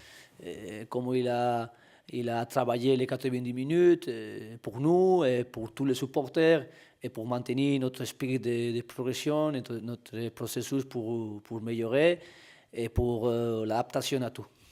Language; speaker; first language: French; non-native, learner; Spanish